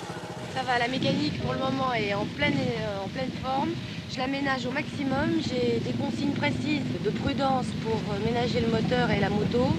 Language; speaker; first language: French; native; French